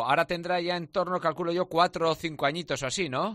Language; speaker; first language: Spanish; native; Spanish